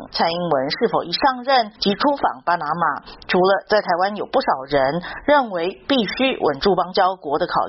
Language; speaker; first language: Chinese; native; Chinese